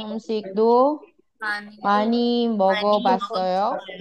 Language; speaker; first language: Korean; non-native, fluent; Indonesian